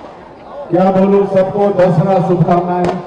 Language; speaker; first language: Hindi; non-native, local second language; Telugu